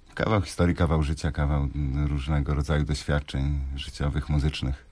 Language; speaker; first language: Polish; native; Polish